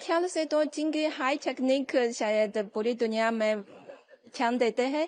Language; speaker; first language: Hindi; non-native, fluent; Chinese